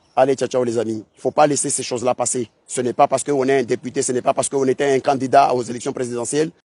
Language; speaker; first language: French; non-native, local second language; Ngazidja Comorian